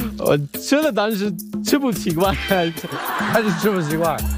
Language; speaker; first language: Chinese; non-native, learner; Arabic